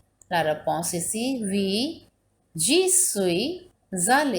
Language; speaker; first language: French; non-native, learner; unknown